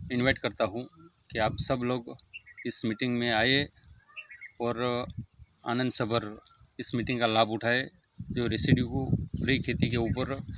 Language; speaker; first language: Hindi; non-native, local second language; Gujarati